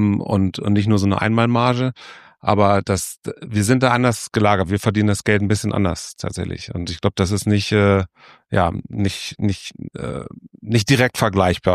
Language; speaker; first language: German; native; German